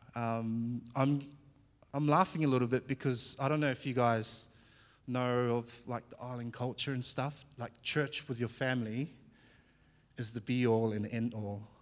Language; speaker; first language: English; early bilingual, other home language; Fijian